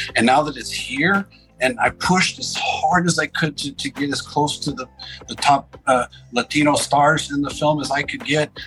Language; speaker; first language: English; early bilingual, other home language; Spanish